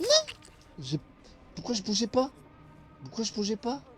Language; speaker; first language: French; native; French